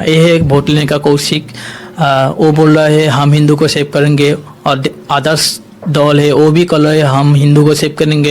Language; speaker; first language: Hindi; non-native, learner; Bangla